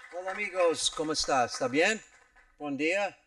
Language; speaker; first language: Spanish; non-native, learner; English